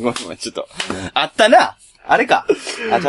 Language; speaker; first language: Japanese; native; Japanese